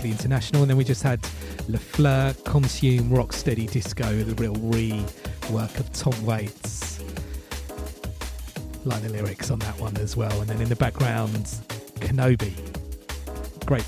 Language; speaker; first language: English; native; English